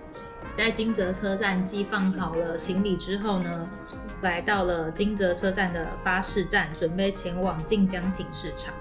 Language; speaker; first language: Chinese; native; Chinese